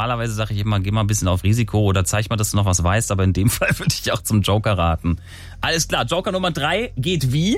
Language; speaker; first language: German; native; German